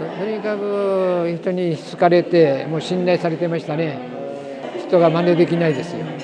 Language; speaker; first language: Japanese; early bilingual, heritage; Japanese